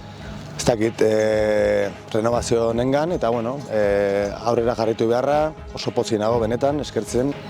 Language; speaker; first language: Basque; non-native, local second language; Spanish